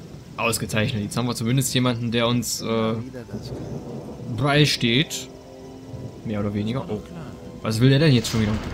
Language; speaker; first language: German; native; German